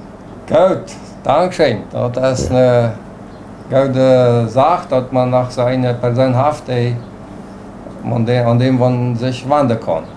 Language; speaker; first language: German; non-native, local second language; Plautdietsch